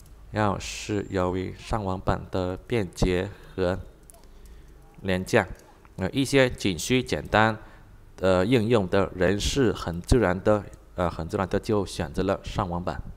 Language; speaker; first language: Chinese; non-native, fluent; Vietnamese